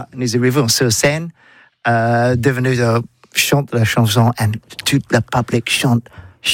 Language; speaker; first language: French; non-native, learner; English